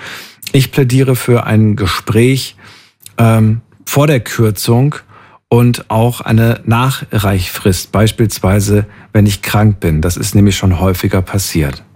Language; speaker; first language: German; native; German